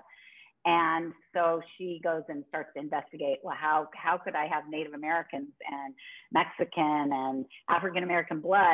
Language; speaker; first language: English; native; English